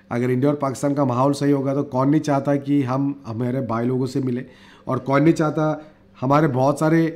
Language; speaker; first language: Hindi; native; Hindi